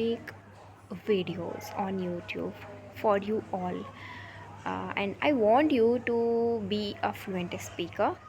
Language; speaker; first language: English; non-native, local second language; Hindi